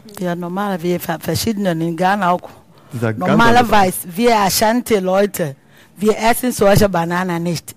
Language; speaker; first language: German; non-native, learner; Akan